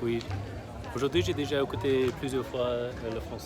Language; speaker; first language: French; non-native, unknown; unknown